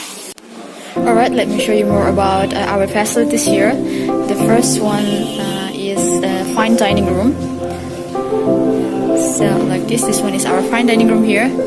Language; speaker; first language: English; non-native, learner; Indonesian